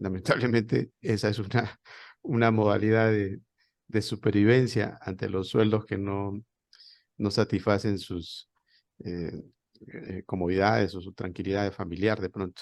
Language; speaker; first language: Spanish; native; Spanish